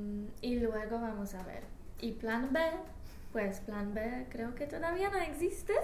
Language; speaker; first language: Spanish; non-native, fluent; Polish